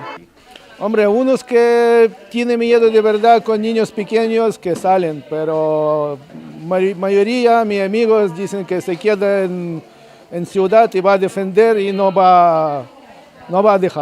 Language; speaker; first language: Spanish; non-native, learner; Ukrainian